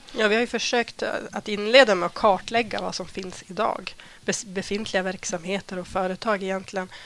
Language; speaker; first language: Swedish; native; Swedish